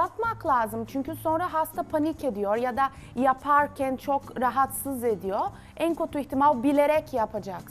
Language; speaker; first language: Turkish; non-native, learner; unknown